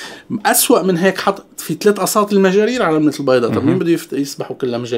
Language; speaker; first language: Arabic; native; Arabic